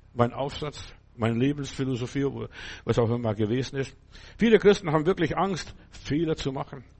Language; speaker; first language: German; non-native, fluent; Lithuanian